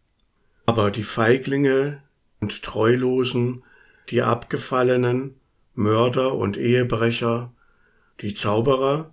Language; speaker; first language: German; native; German